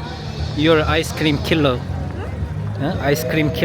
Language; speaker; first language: English; non-native, learner; Korean